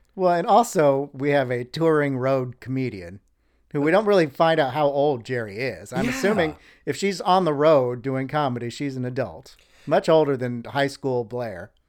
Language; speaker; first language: English; native; English